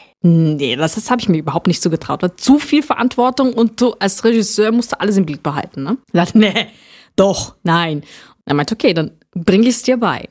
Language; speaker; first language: German; non-native, fluent; Portuguese